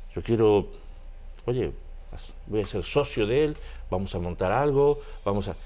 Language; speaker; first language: Spanish; native; Spanish